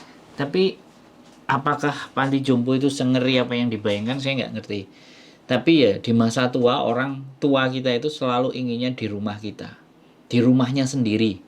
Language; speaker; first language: Indonesian; non-native, local second language; Javanese